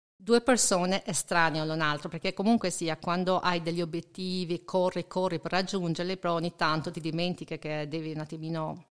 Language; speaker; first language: Italian; non-native, fluent; Albanian